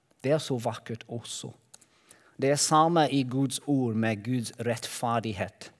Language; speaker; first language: Norwegian; non-native, learner; Welsh